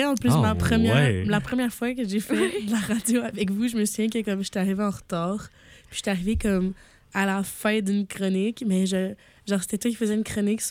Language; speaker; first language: French; native; French